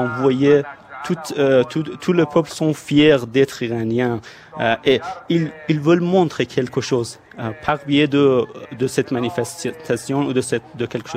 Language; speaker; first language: French; non-native, fluent; Persian